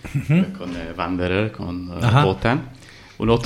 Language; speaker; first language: Spanish; non-native, learner; Hungarian